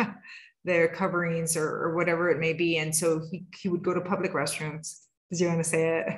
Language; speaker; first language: English; native; English